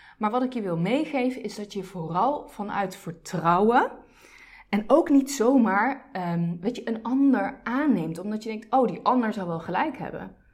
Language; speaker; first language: Dutch; early bilingual, other home language; Turkish